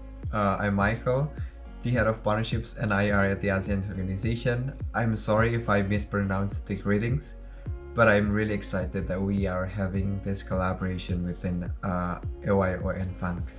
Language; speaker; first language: English; non-native, fluent; Indonesian